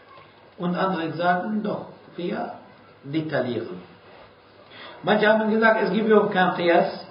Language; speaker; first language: German; non-native, fluent; Arabic